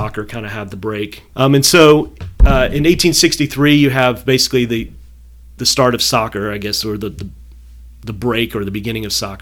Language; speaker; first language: English; native; English